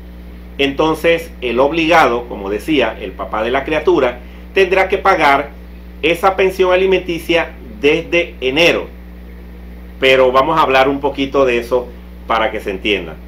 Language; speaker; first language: Spanish; native; Spanish